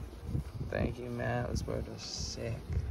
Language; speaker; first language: English; native; English